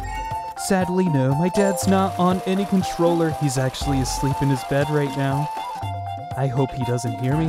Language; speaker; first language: English; native; English